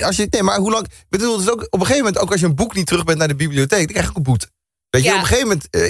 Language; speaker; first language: Dutch; native; Dutch